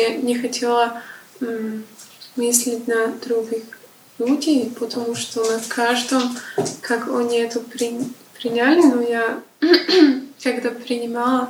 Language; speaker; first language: Russian; non-native, learner; Slovak